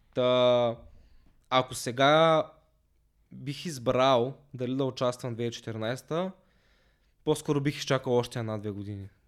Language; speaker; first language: Bulgarian; native; Bulgarian